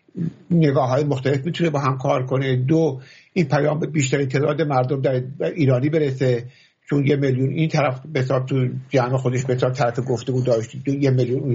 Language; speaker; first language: Persian; native; Persian